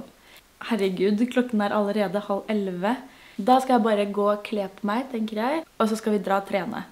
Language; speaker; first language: Norwegian; non-native, fluent; French